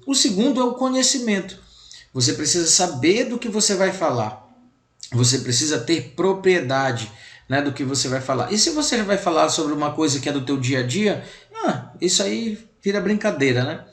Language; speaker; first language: Portuguese; native; Portuguese